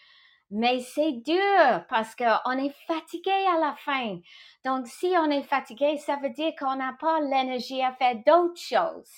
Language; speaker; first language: French; non-native, fluent; English